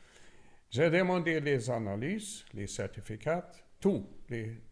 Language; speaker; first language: French; non-native, learner; Swedish